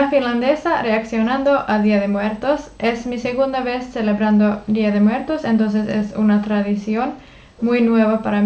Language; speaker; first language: Spanish; non-native, learner; Finnish